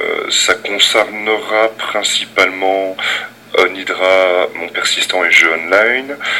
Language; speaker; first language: French; native; French